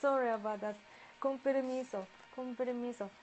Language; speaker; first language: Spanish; non-native, learner; Japanese